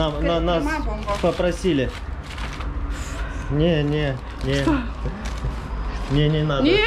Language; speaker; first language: Russian; native; Russian